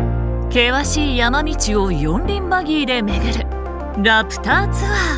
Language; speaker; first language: Japanese; native; Japanese